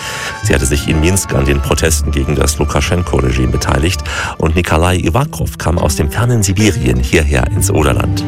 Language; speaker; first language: German; native; German